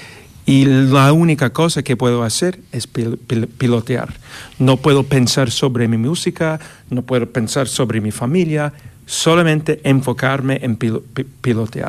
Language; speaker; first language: Spanish; non-native, learner; English